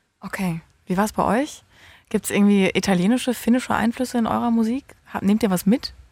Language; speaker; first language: German; native; German